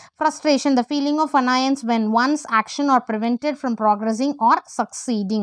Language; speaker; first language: English; non-native, local second language; Tamil